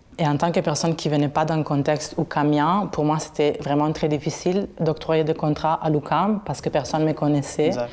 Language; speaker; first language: French; non-native, fluent; Italian